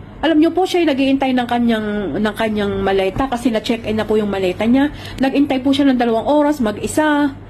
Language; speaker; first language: Filipino; native; Filipino